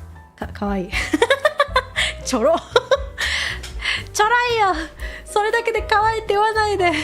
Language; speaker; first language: Japanese; non-native, fluent; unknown